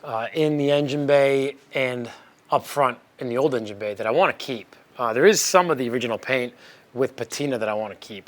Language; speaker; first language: English; native; English